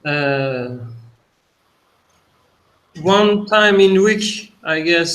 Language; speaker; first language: English; non-native, learner; Turkish